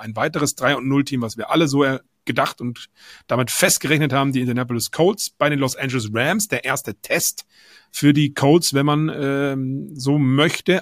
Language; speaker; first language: German; native; German